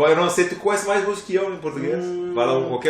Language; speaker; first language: Portuguese; native; Portuguese